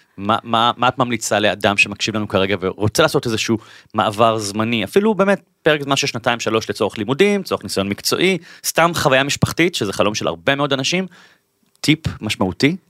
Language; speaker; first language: Hebrew; native; Hebrew